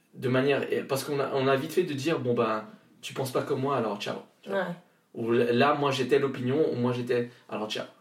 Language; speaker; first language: French; native; French